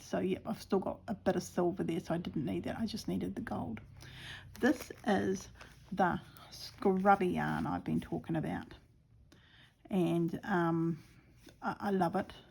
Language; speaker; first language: English; native; English